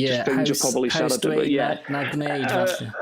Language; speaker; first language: Welsh; non-native, local second language; English